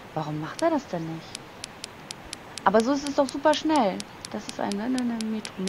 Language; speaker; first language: German; native; German